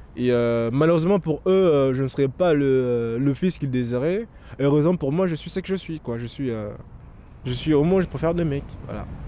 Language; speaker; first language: French; non-native, local second language; Lingala